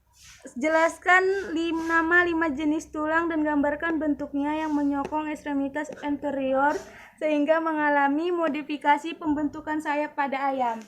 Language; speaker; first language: Indonesian; native; Indonesian